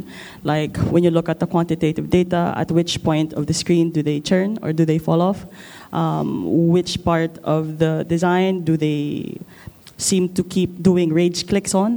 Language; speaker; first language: English; non-native, local second language; Filipino